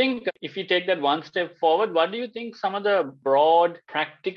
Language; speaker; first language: English; non-native, local second language; Sinhala